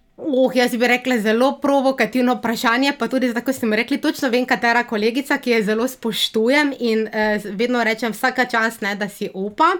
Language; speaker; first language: Slovenian; native; Slovenian